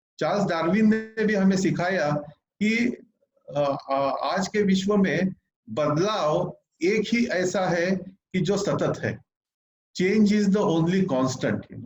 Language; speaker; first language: Hindi; non-native, local second language; Marathi